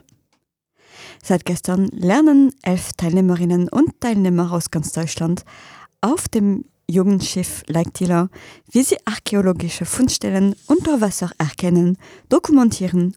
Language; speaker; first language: German; non-native, fluent; French